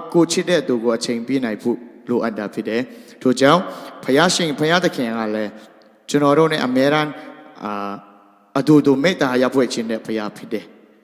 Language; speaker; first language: Burmese; non-native, local second language; Tedim Chin